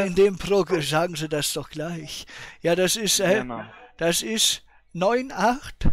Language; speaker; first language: German; native; German